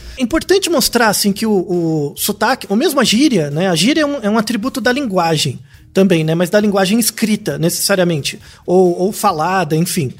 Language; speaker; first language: Portuguese; native; Portuguese